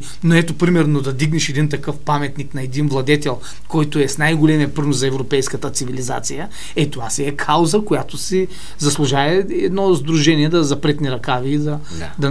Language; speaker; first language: Bulgarian; native; Bulgarian